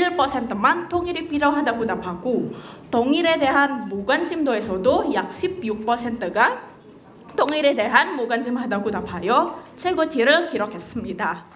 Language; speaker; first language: Korean; non-native, learner; Indonesian